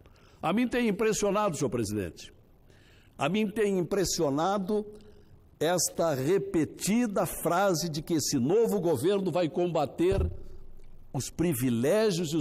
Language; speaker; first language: Portuguese; native; Portuguese